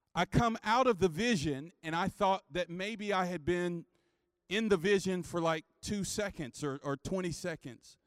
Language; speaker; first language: English; native; English